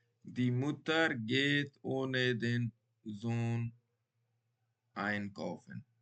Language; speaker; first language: German; non-native, learner; Baluchi